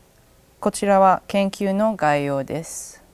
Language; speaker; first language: Japanese; non-native, learner; English